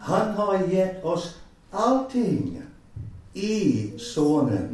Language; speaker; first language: Swedish; non-native, fluent; English